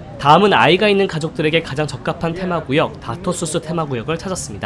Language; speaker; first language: Korean; native; Korean